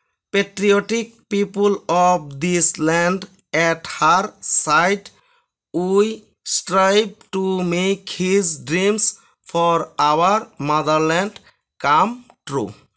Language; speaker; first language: English; non-native, local second language; Bangla